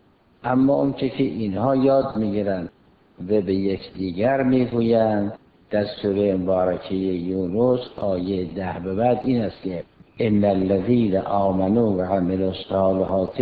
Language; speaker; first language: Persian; native; Persian